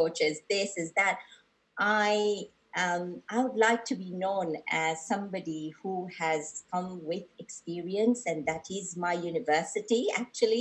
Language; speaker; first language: English; non-native, local second language; Gujarati